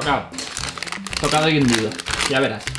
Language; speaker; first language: Spanish; native; Spanish